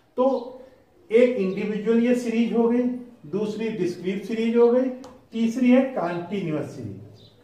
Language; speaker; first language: Hindi; native; Hindi